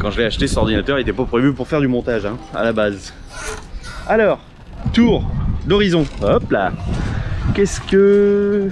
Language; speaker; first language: French; native; French